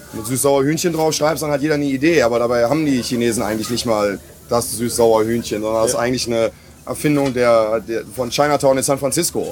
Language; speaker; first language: German; native; German